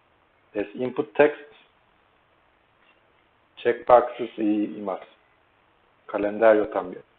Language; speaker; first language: Spanish; non-native, learner; Turkish